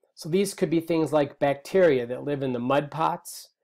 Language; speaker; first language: English; native; English